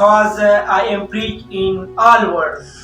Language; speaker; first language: English; non-native, learner; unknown